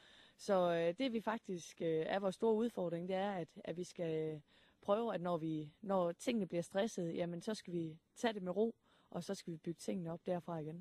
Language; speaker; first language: Danish; native; Danish